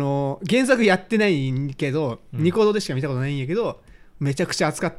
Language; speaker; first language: Japanese; native; Japanese